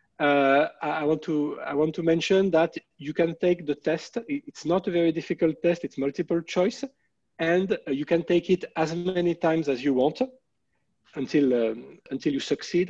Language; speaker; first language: English; non-native, fluent; French